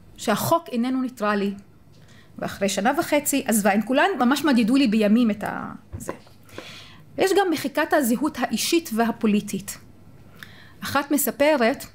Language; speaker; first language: Hebrew; non-native, local second language; Arabic